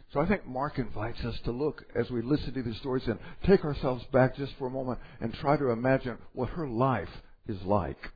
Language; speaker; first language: English; native; English